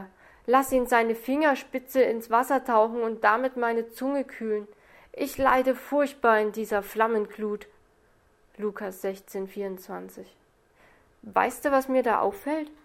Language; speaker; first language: German; native; German